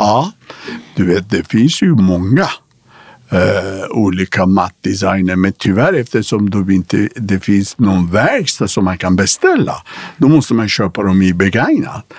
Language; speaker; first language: Swedish; non-native, fluent; Persian